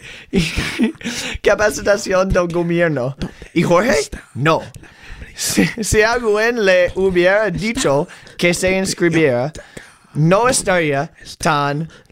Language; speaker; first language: Spanish; non-native, learner; English